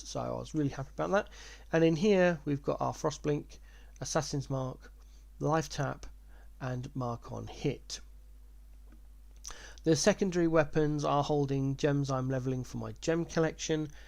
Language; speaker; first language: English; native; English